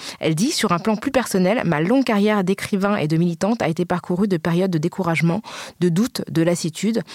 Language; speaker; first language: French; early bilingual, other home language; Wolof